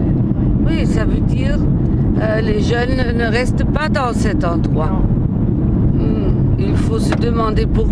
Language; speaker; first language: French; non-native, fluent; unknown